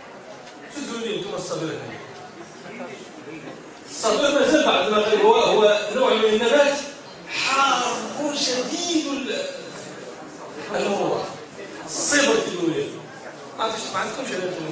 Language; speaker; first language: Arabic; native; Arabic